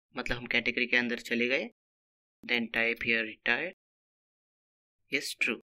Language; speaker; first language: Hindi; non-native, local second language; Marathi